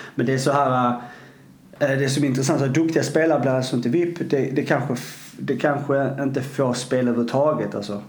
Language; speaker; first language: Swedish; native; Swedish